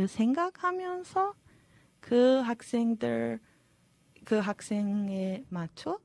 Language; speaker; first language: Korean; non-native, fluent; Serbian